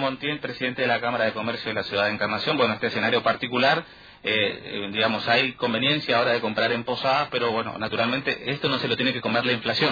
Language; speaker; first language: Spanish; native; Spanish